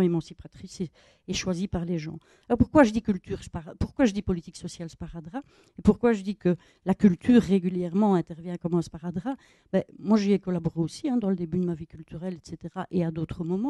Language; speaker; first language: French; native; French